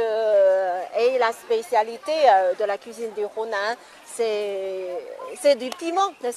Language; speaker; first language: French; non-native, fluent; Chinese